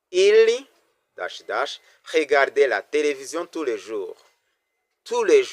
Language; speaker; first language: French; non-native, local second language; Kinyarwanda